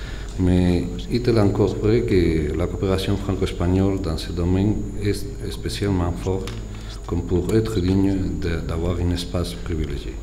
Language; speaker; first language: French; non-native, fluent; Spanish